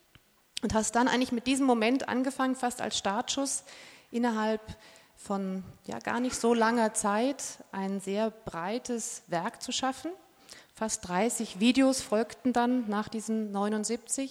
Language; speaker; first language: German; native; German